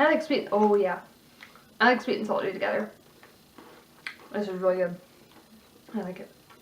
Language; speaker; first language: English; native; English